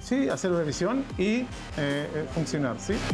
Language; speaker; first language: Spanish; non-native, learner; Hebrew